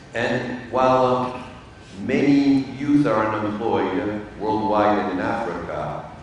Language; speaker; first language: English; non-native, fluent; French